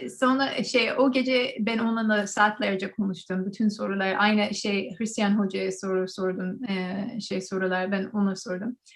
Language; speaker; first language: Turkish; non-native, learner; English